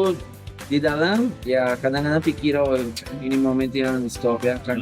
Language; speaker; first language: Indonesian; non-native, fluent; Portuguese